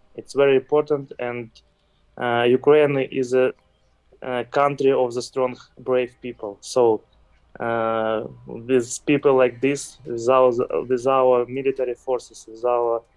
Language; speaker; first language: English; non-native, fluent; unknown